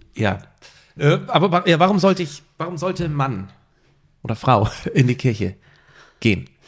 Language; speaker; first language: German; native; German